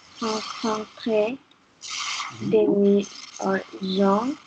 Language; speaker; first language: French; non-native, learner; English